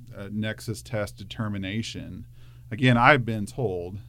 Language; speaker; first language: English; native; English